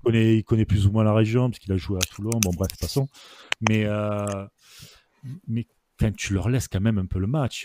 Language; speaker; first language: French; native; French